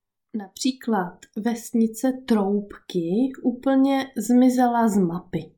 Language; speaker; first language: Czech; native; Czech